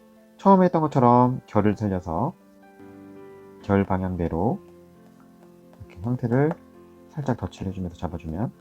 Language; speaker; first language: Korean; native; Korean